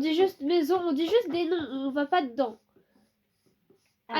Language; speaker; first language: French; native; French